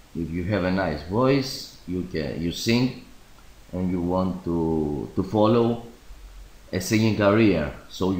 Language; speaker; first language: English; non-native, fluent; Greek